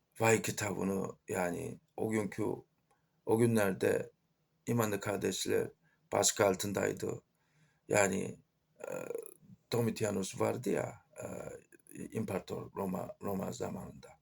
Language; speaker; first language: Turkish; non-native, fluent; Korean